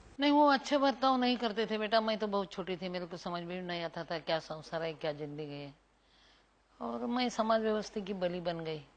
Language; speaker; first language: Hindi; non-native, local second language; Marathi